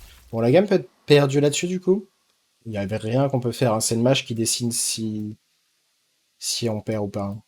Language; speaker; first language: French; native; French